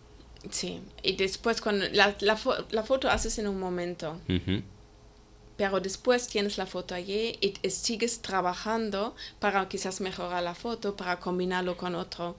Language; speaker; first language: Spanish; non-native, fluent; German